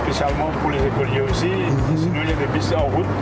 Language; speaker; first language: French; non-native, local second language; Morisyen